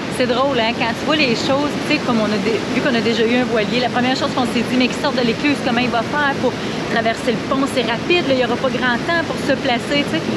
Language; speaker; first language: French; native; French